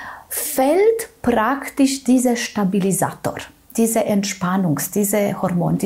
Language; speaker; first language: German; non-native, fluent; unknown